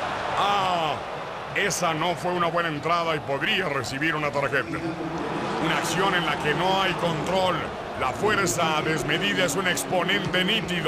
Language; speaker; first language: Spanish; native; Spanish